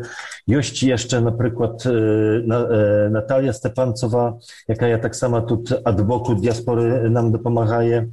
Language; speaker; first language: Polish; non-native, local second language; Belarusian